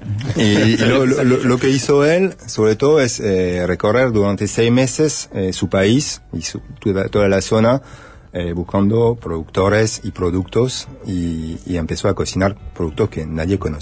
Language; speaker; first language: Spanish; non-native, fluent; French